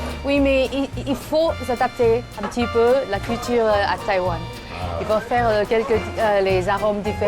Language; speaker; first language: French; non-native, fluent; Chinese